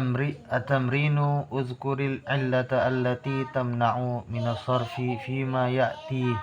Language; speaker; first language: Arabic; non-native, learner; Indonesian